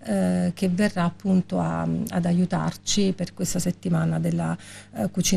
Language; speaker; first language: Italian; native; Italian